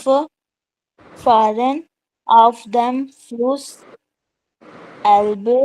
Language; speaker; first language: German; non-native, learner; Hindi